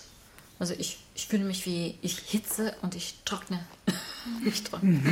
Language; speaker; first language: German; non-native, learner; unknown